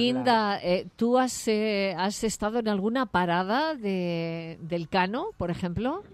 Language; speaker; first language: Spanish; native; Spanish